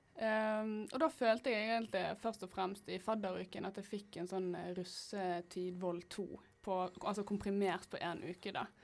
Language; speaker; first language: Norwegian; native; Norwegian